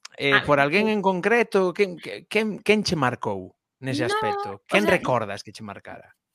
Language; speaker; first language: Galician; native; Galician